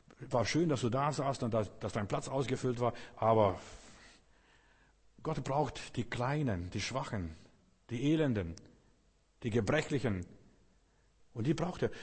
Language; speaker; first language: German; non-native, fluent; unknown